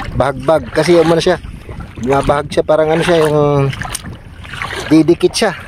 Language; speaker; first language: Filipino; non-native, local second language; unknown